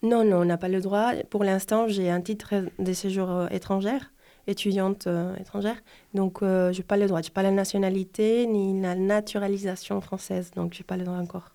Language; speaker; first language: French; non-native, fluent; Spanish